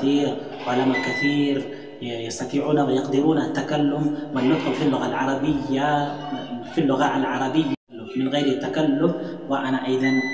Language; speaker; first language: Arabic; non-native, fluent; Urdu